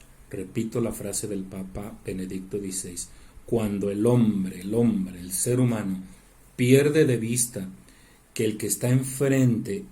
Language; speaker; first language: Spanish; native; Spanish